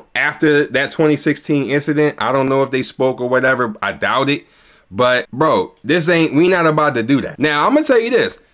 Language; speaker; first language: English; native; English